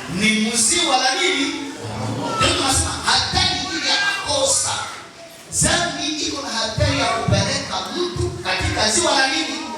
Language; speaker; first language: Swahili; native; Swahili